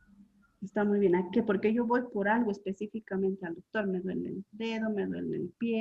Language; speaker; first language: Spanish; native; Spanish